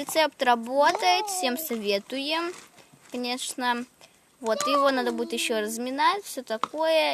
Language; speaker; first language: Russian; native; Russian